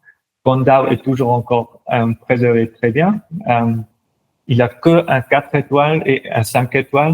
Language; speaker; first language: French; non-native, local second language; German